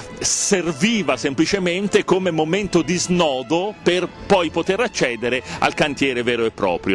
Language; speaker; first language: Italian; native; Italian